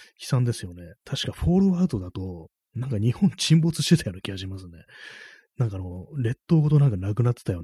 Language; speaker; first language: Japanese; native; Japanese